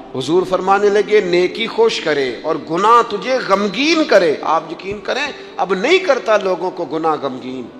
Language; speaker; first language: Urdu; non-native, local second language; Punjabi